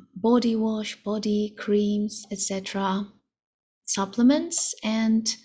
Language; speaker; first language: English; non-native, fluent; Russian